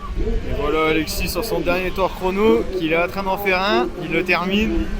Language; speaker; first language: French; native; French